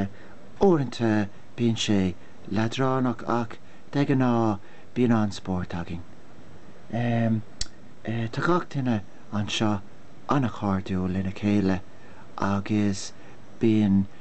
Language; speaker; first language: Irish; non-native, local second language; English